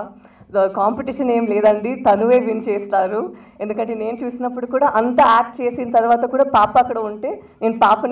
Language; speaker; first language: Telugu; non-native, local second language; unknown